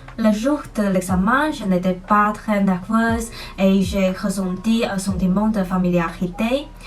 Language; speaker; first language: French; non-native, fluent; Chinese